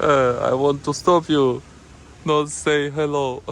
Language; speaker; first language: English; non-native, learner; Russian